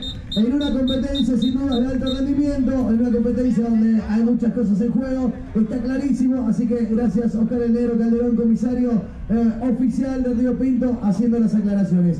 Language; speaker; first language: Spanish; native; Spanish